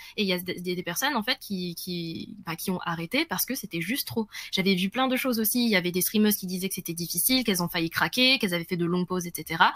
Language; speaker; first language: French; early bilingual, other home language; Vietnamese